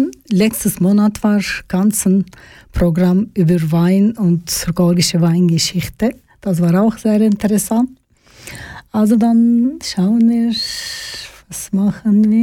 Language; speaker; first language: German; non-native, fluent; Georgian